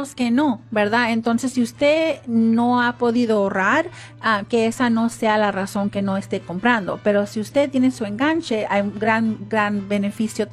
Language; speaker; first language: Spanish; early bilingual, heritage; Spanish